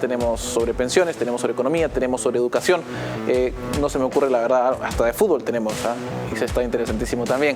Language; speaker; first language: Spanish; native; Spanish